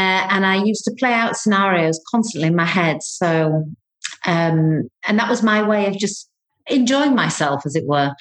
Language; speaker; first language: English; native; English